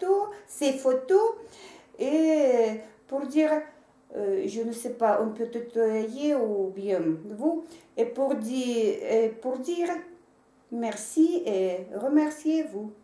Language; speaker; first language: French; non-native, learner; Russian